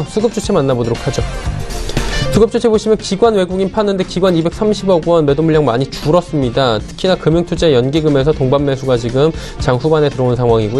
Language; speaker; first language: Korean; native; Korean